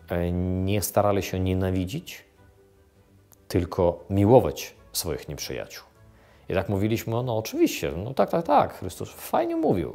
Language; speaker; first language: Polish; non-native, fluent; Ukrainian